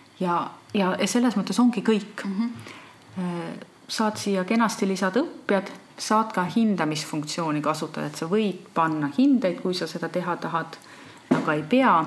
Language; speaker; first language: Estonian; native; Estonian